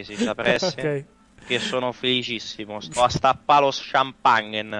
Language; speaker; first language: Italian; native; Italian